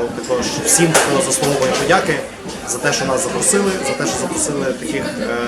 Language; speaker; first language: Ukrainian; native; Ukrainian